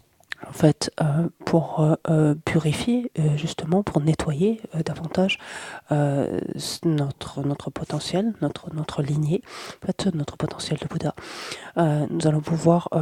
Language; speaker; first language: French; native; French